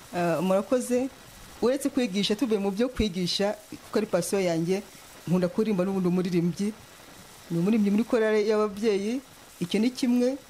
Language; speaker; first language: Kinyarwanda; native; Kinyarwanda